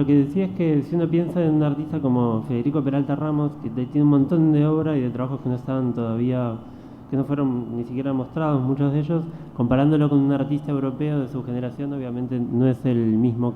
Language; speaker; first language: Spanish; native; Spanish